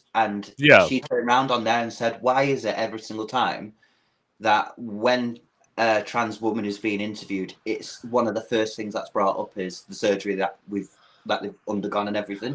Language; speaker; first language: English; native; English